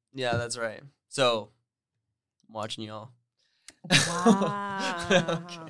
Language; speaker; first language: English; native; English